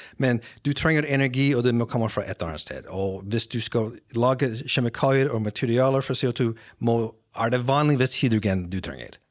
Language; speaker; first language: Norwegian; non-native, fluent; English